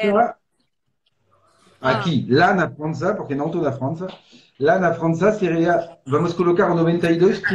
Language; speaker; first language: Portuguese; non-native, fluent; French